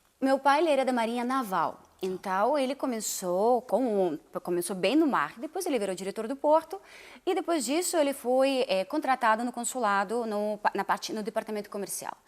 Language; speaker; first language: Portuguese; non-native, fluent; Russian